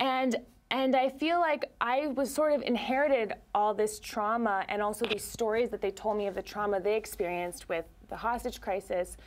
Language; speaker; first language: English; native; English